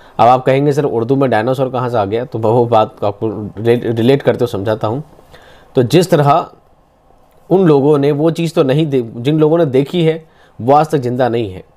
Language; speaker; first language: Urdu; native; Urdu